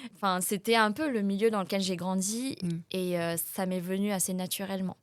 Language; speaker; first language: French; early bilingual, other home language; Vietnamese